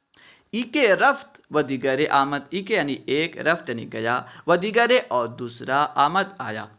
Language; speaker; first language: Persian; non-native, fluent; Urdu